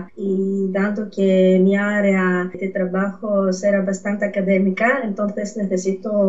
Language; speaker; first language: Spanish; non-native, fluent; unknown